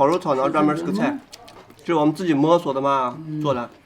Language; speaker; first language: Chinese; native; Chinese